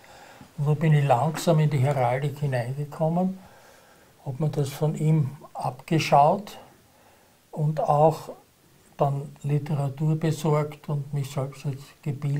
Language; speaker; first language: German; native; German